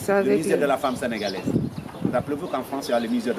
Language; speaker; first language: French; non-native, local second language; Wolof